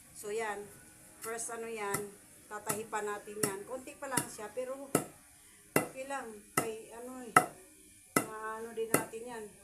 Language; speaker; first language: Filipino; non-native, local second language; Cebuano